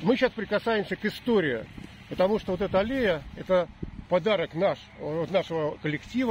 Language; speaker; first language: Russian; native; Russian